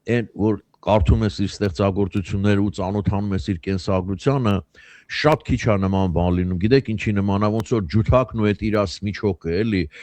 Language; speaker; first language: Armenian; native; Armenian